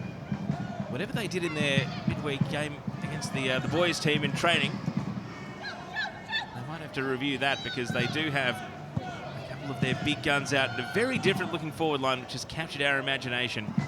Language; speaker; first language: English; native; English